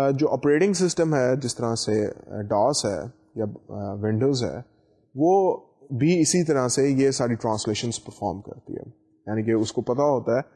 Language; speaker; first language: Urdu; native; Urdu